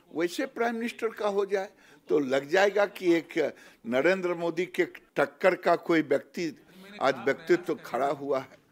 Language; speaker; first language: Hindi; native; Hindi